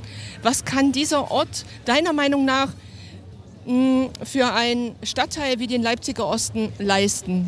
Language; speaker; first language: German; native; German